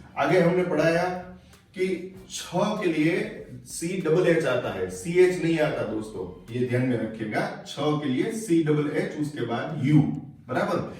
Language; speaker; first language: Hindi; non-native, local second language; Gujarati